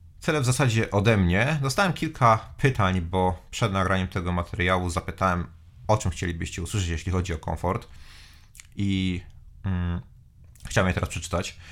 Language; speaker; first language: Polish; native; Polish